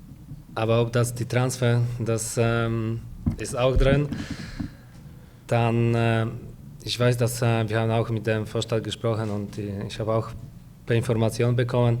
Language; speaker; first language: German; non-native, fluent; Polish